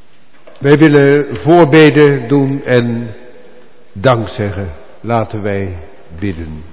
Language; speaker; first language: Dutch; native; Dutch